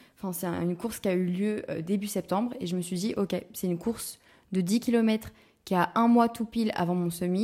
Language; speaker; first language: French; native; French